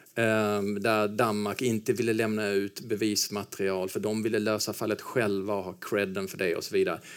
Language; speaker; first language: Swedish; native; Swedish